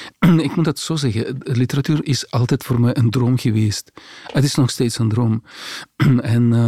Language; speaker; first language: Dutch; non-native, fluent; Russian